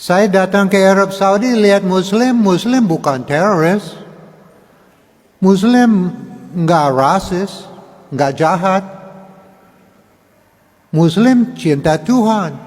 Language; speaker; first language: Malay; non-native, learner; English